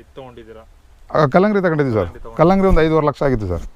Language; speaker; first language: Kannada; native; Kannada